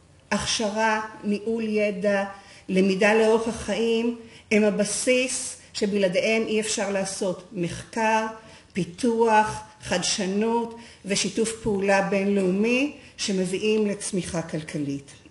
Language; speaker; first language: Hebrew; native; Hebrew